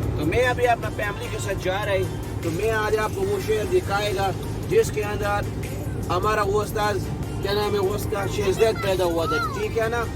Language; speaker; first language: Urdu; non-native, local second language; Pashto